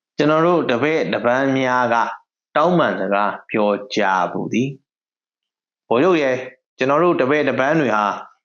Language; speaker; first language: Burmese; native; Burmese